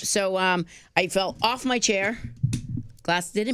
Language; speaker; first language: English; native; English